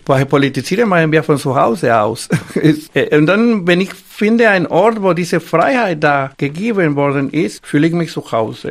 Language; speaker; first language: German; non-native, fluent; Spanish